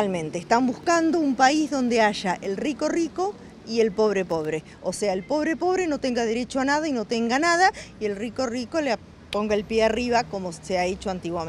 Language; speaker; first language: Spanish; native; Spanish